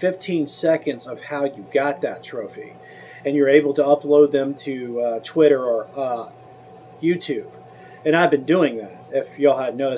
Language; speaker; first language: English; native; English